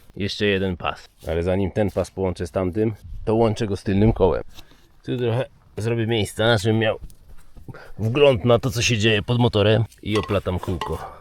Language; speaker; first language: Polish; native; Polish